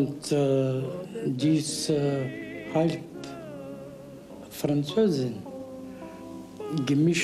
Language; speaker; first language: German; non-native, learner; Bulgarian